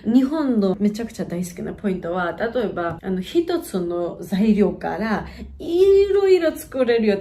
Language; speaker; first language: Japanese; non-native, fluent; Georgian